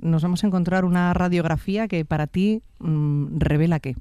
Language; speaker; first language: Spanish; native; Spanish